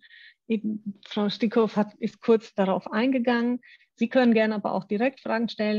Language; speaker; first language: German; native; German